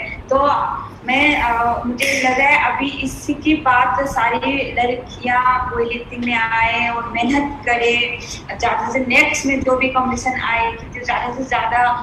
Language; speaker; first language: Hindi; non-native, local second language; Manipuri